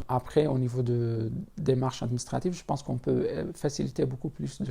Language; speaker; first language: French; non-native, fluent; Arabic